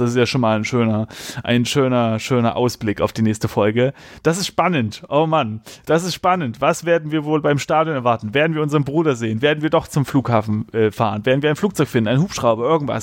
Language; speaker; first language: German; native; German